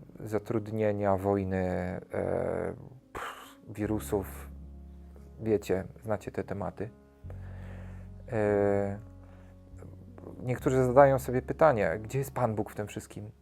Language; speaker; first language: Polish; native; Polish